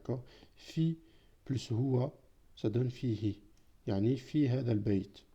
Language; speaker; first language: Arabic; non-native, fluent; French